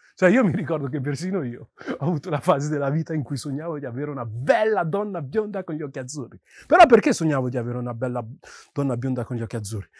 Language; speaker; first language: Italian; early bilingual, other home language; Yoruba